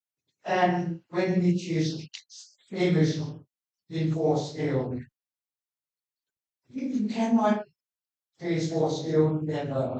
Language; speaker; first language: English; non-native, learner; Thai